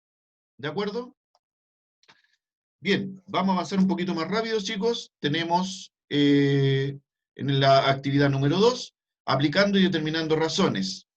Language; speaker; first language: Spanish; native; Spanish